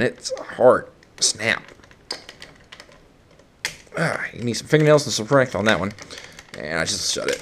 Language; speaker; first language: English; native; English